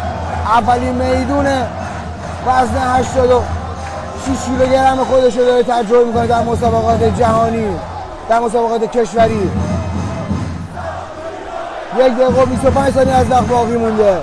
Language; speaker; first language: Persian; native; Persian